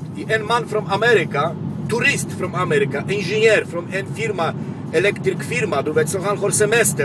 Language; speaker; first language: Swedish; non-native, local second language; Polish